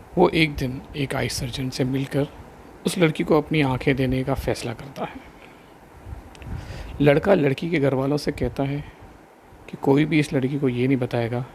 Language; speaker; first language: Urdu; non-native, local second language; Sindhi